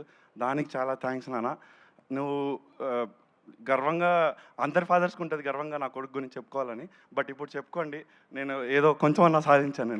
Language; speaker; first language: Telugu; native; Telugu